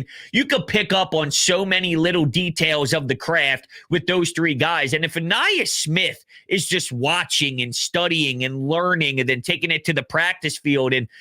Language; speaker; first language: English; native; English